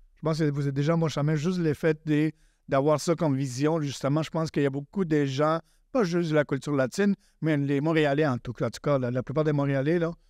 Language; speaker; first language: French; non-native, fluent; Spanish